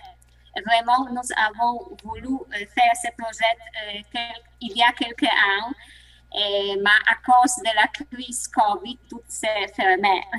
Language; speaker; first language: French; non-native, learner; Polish